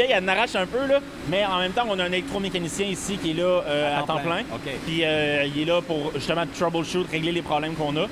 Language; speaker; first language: French; native; French